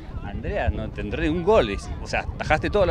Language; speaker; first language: Spanish; native; Spanish